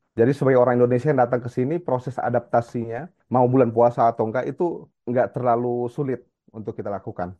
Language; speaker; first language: Indonesian; native; Indonesian